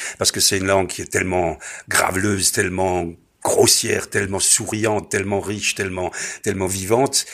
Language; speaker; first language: French; non-native, local second language; Swiss German